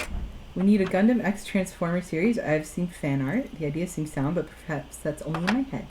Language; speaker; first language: English; native; English